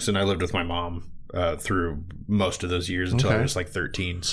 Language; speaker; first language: English; native; English